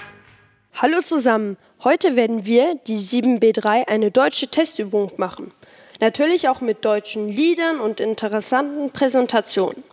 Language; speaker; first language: German; non-native, fluent; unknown